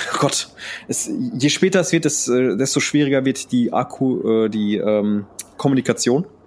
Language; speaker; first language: German; early bilingual, other home language; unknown